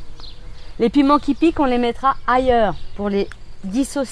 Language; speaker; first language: French; native; French